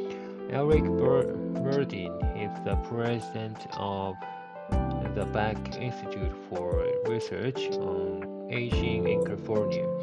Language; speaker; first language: English; non-native, learner; Japanese